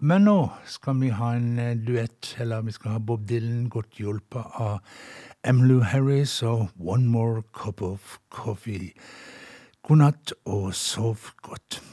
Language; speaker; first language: Norwegian; native; Norwegian